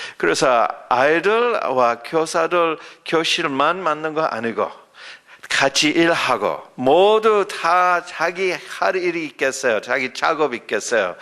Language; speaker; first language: Korean; early bilingual, other home language; English